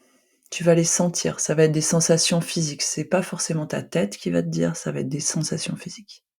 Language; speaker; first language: French; native; French